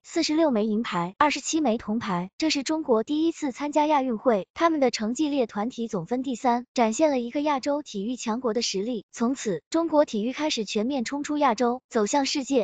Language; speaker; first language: Chinese; native; Chinese